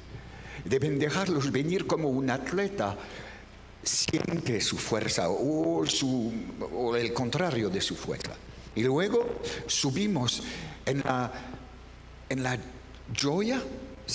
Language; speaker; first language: Spanish; non-native, fluent; French